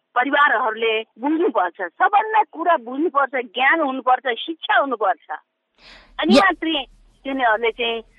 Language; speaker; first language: Nepali; non-native, local second language; Newari